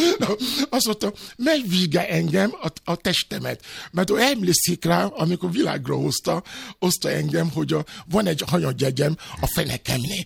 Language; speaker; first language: Hungarian; non-native, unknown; Yoruba